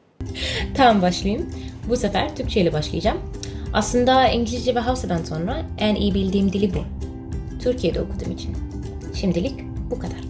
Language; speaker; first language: Turkish; non-native, fluent; Hausa